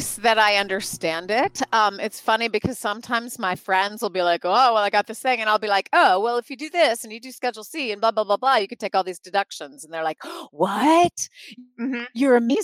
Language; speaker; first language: English; native; English